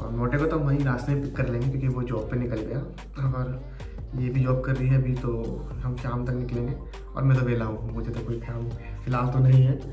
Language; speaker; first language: Hindi; non-native, local second language; Punjabi